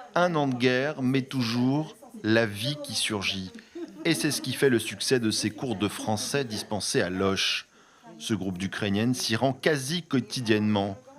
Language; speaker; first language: French; native; French